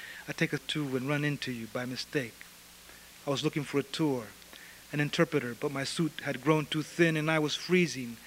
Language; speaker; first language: English; early bilingual, other home language; Spanish